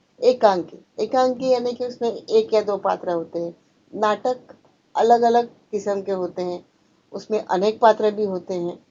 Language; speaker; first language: Hindi; non-native, local second language; Marathi